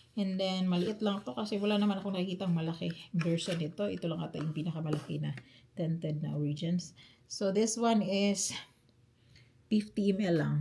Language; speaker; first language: Filipino; non-native, local second language; Cebuano